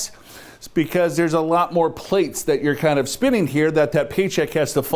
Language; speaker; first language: English; native; English